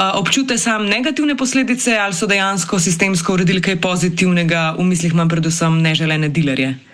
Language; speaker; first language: Slovenian; native; Slovenian